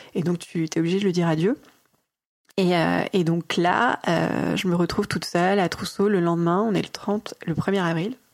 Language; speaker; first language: French; native; French